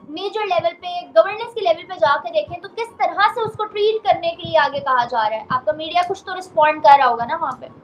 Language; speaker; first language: Urdu; native; Urdu